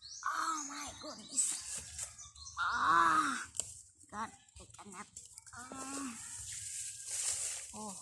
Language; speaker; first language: English; non-native, learner; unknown